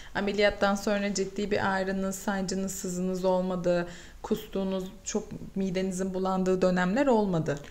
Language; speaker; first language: Turkish; native; Turkish